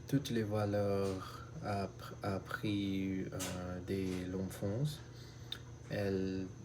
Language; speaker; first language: French; non-native, learner; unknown